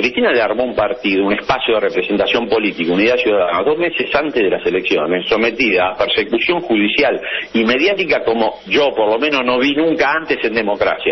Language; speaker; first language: Spanish; native; Spanish